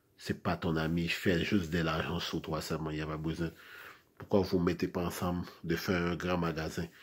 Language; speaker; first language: French; non-native, local second language; Haitian Creole